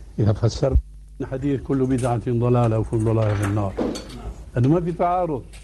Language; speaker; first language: Arabic; early bilingual, other home language; Albanian